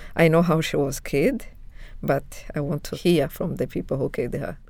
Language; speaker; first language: English; non-native, local second language; Kinyarwanda